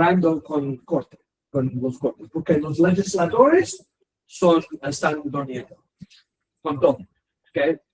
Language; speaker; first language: Spanish; non-native, learner; English